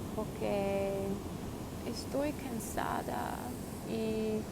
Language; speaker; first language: Spanish; non-native, learner; English